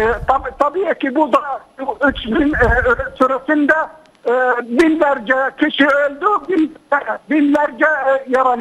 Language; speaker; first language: Turkish; non-native, fluent; Arabic